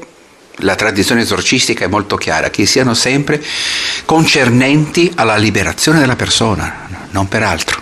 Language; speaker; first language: Italian; non-native, fluent; Portuguese